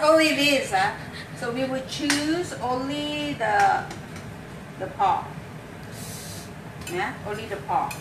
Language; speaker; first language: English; non-native, learner; Thai